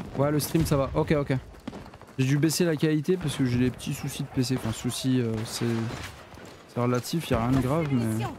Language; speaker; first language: French; native; French